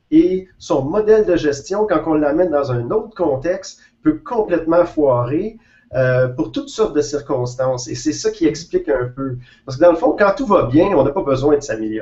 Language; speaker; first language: French; native; French